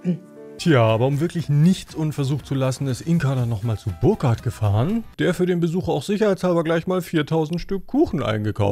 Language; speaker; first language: German; native; German